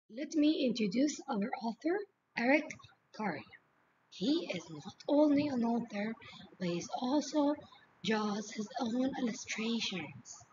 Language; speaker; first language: English; non-native, fluent; Arabic